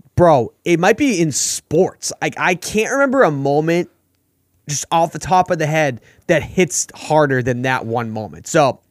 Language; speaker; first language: English; native; English